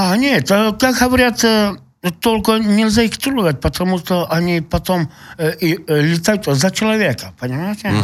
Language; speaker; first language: Russian; non-native, local second language; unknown